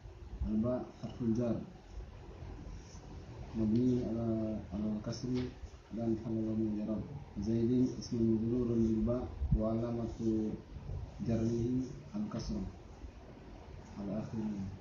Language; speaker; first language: Arabic; non-native, learner; Indonesian